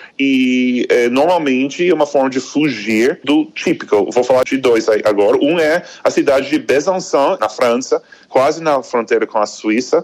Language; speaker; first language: Portuguese; non-native, fluent; English